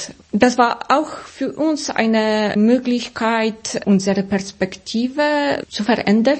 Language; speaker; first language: German; non-native, fluent; Polish